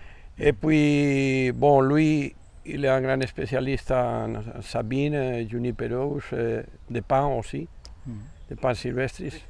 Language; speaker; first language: French; non-native, fluent; Spanish